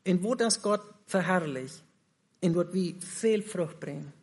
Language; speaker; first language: German; non-native, learner; Plautdietsch